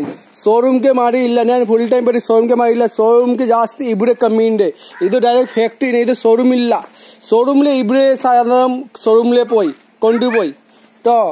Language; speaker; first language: Malayalam; non-native, learner; Hindi